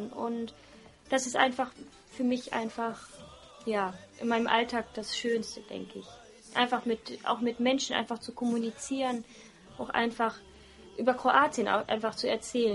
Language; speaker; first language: German; early bilingual, other home language; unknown